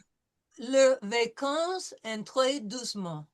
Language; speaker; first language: French; non-native, fluent; English